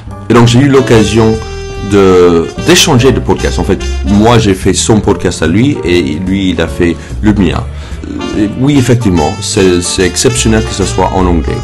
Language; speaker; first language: French; non-native, fluent; English